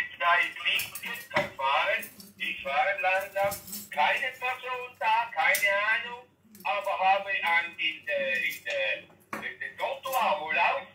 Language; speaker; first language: German; non-native, learner; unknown